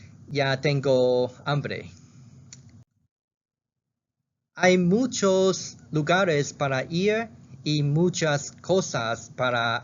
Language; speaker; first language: Spanish; non-native, learner; Chinese